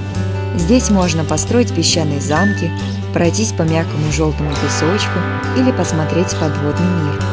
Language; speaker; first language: Russian; native; Russian